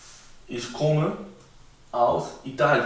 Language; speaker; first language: German; non-native, fluent; Spanish